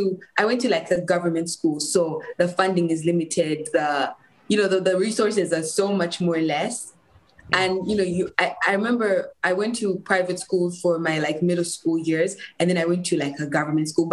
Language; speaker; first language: English; non-native, local second language; Ganda